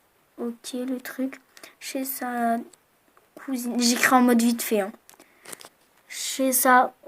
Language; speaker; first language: French; native; French